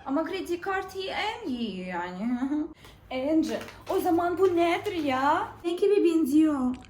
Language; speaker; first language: Turkish; non-native, learner; Russian